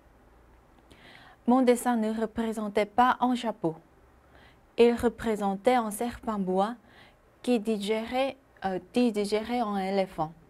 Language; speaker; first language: French; non-native, fluent; Korean